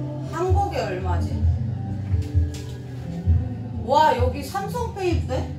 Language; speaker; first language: Korean; native; Korean